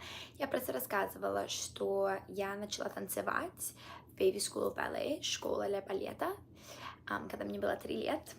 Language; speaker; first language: Russian; early bilingual, heritage; Russian